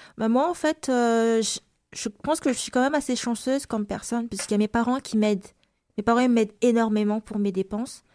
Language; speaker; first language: French; non-native, local second language; Malagasy